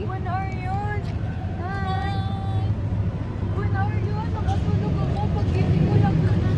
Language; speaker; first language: Filipino; native; Filipino